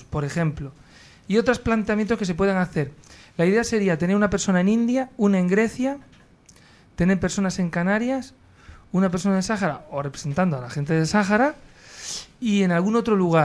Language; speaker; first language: Spanish; native; Spanish